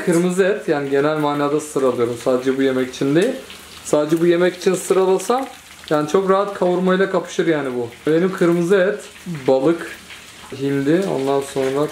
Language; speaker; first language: Turkish; native; Turkish